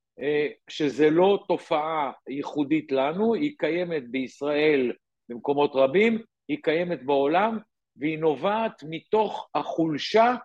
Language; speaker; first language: Hebrew; native; Hebrew